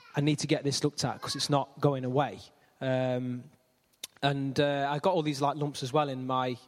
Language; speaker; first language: English; native; English